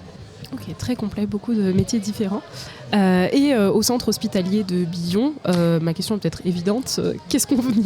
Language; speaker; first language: French; native; French